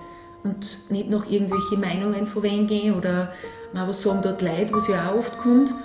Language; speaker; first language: German; native; German